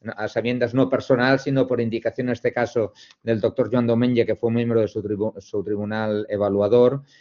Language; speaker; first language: Spanish; non-native, local second language; Catalan